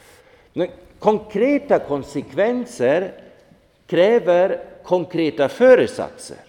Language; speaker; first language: Swedish; non-native, fluent; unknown